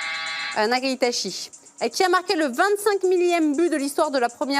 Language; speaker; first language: French; native; French